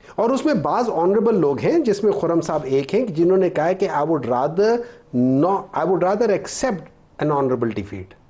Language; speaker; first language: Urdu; non-native, local second language; Pashto